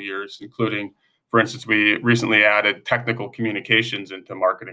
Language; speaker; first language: English; native; English